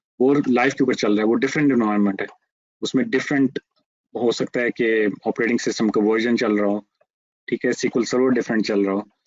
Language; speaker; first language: Urdu; native; Urdu